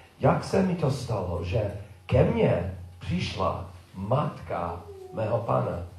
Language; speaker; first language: Czech; non-native, learner; English